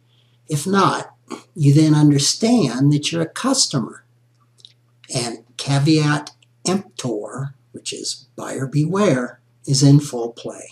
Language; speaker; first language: English; native; English